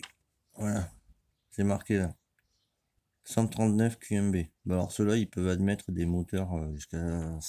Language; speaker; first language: French; native; French